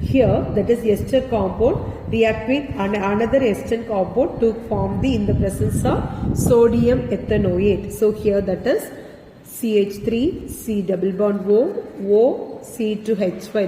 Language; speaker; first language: English; non-native, local second language; Tamil